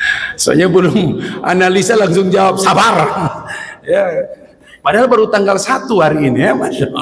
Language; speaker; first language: Indonesian; native; Indonesian